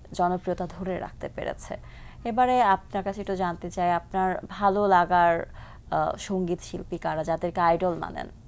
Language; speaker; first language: Bangla; native; Bangla